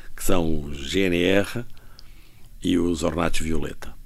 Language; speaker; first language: Portuguese; native; Portuguese